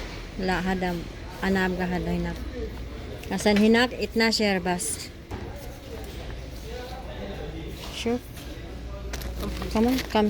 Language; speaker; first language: Arabic; non-native, learner; Filipino